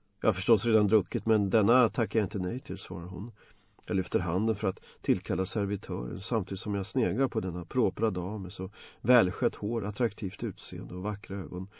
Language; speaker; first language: Swedish; non-native, fluent; Bosnian